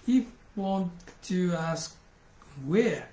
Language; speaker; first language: English; non-native, learner; Japanese